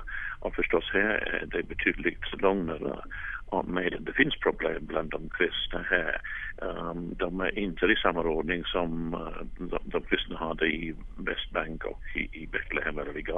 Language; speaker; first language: Swedish; non-native, fluent; English